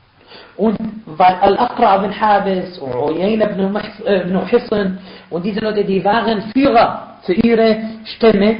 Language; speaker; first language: German; non-native, fluent; Arabic